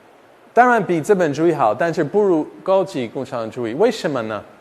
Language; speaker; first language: Chinese; non-native, fluent; English